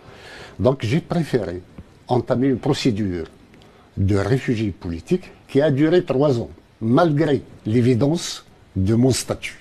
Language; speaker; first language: French; non-native, local second language; Kabyle